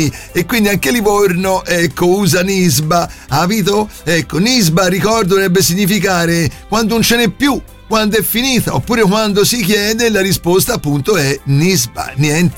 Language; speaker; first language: Italian; native; Italian